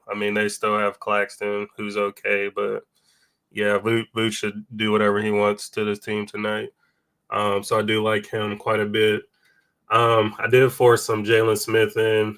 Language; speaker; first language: English; native; English